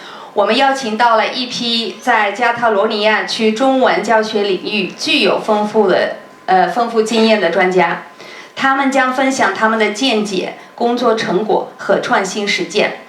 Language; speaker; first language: Chinese; native; Chinese